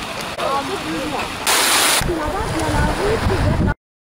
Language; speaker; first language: French; non-native, fluent; Russian